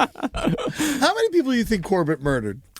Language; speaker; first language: English; native; English